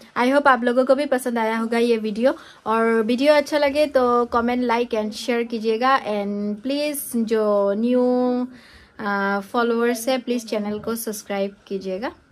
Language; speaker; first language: Hindi; non-native, local second language; Bangla